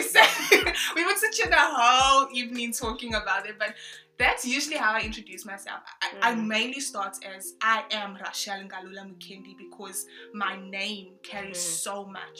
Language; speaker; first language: English; non-native, local second language; French